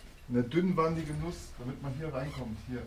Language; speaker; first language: German; native; German